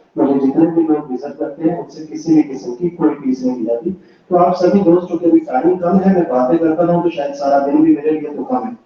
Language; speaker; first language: Urdu; non-native, local second language; Punjabi